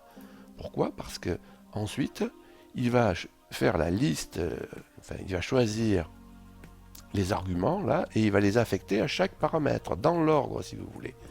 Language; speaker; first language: French; native; French